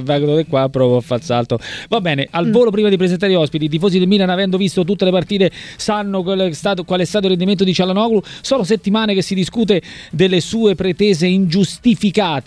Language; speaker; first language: Italian; native; Italian